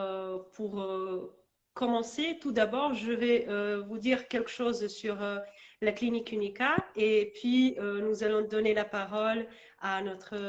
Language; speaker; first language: French; non-native, learner; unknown